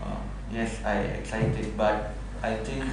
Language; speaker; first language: English; non-native, learner; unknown